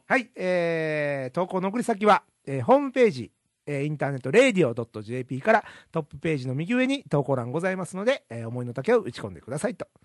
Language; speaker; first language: Japanese; native; Japanese